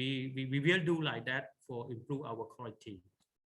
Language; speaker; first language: English; non-native, learner; Khmer